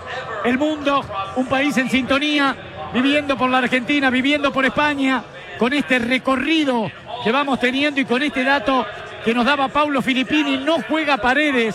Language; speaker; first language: Spanish; native; Spanish